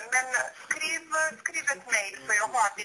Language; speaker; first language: Swedish; non-native, fluent; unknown